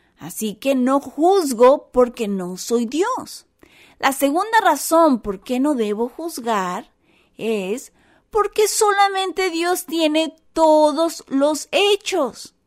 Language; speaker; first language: Spanish; non-native, fluent; English